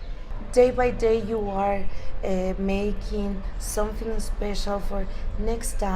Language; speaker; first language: English; non-native, learner; Spanish